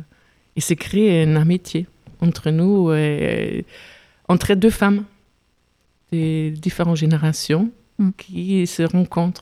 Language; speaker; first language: French; non-native, fluent; German